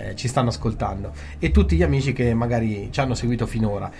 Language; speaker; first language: Italian; native; Italian